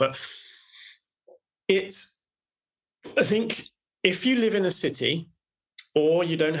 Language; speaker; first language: English; native; English